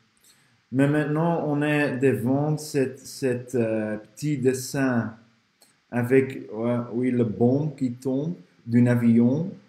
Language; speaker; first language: French; non-native, fluent; Dutch